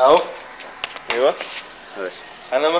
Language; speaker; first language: Arabic; non-native, learner; Tamil